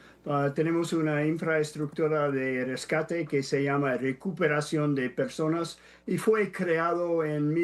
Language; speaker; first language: Spanish; non-native, fluent; English